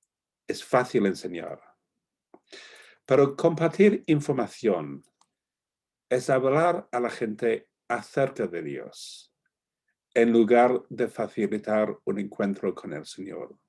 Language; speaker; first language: Spanish; non-native, fluent; English